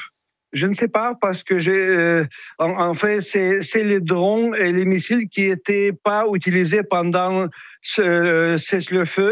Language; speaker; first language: French; non-native, fluent; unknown